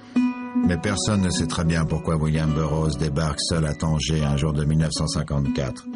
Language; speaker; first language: French; native; French